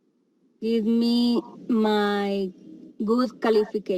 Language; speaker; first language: English; non-native, learner; Spanish